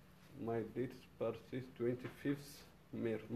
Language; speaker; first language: English; non-native, learner; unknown